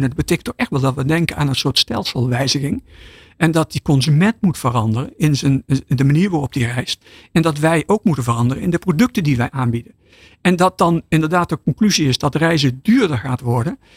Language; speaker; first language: Dutch; native; Dutch